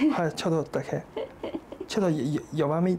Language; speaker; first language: Japanese; non-native, learner; Chinese